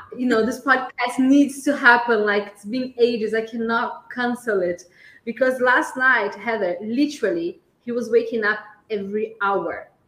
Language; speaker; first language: English; non-native, fluent; Portuguese